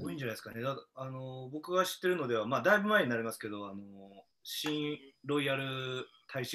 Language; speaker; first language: Japanese; native; Japanese